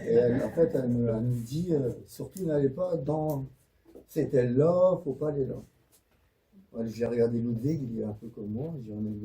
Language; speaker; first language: French; native; French